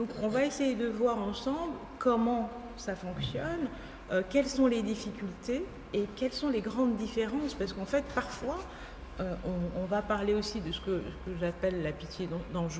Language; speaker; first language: French; native; French